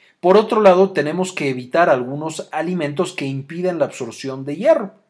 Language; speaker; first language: Spanish; native; Spanish